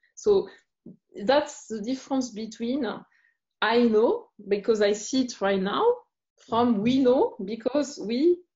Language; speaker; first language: English; non-native, fluent; French